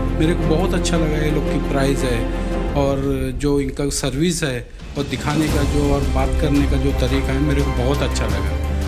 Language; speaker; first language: Hindi; non-native, local second language; Urdu